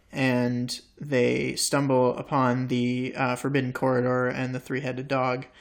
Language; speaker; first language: English; native; English